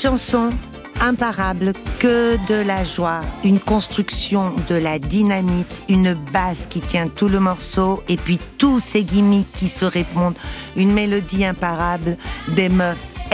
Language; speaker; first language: French; early bilingual, other home language; Portuguese